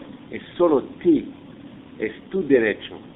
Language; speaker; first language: Spanish; non-native, fluent; English